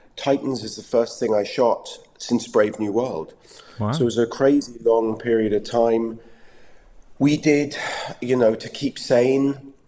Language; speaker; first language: English; native; English